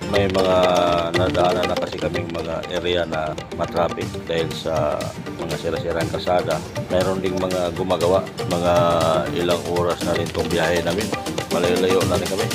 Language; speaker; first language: Filipino; non-native, local second language; Waray